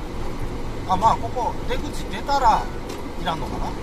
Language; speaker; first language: Japanese; native; Japanese